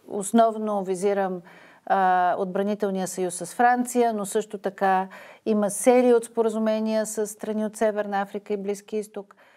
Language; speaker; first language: Bulgarian; native; Bulgarian